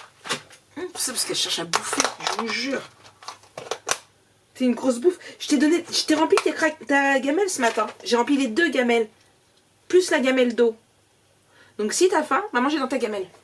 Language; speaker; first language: French; native; French